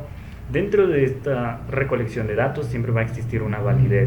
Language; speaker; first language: Spanish; native; Spanish